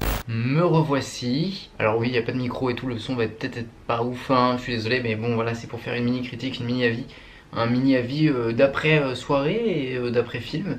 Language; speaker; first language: French; native; French